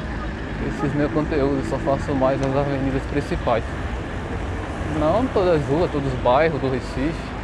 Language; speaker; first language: Portuguese; native; Portuguese